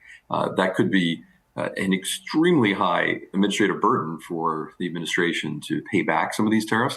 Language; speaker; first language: English; native; English